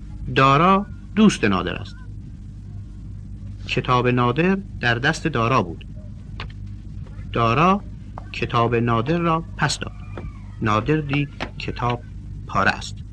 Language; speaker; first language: Persian; non-native, learner; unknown